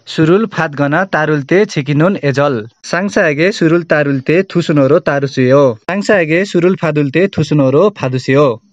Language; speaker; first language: Korean; non-native, learner; Nepali